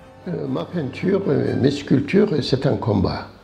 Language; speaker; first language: French; non-native, learner; Turkish